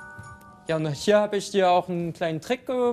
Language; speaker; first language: German; non-native, fluent; French